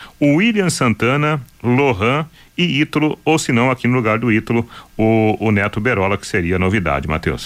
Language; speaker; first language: Portuguese; native; Portuguese